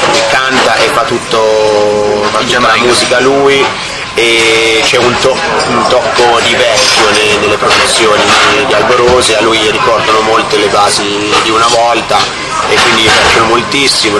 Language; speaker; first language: Italian; native; Italian